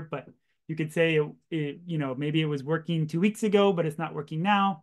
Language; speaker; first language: English; native; English